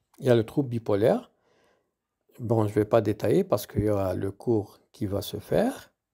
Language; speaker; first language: French; non-native, local second language; Arabic